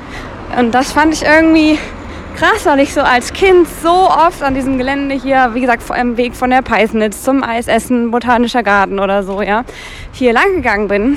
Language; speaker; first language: German; native; German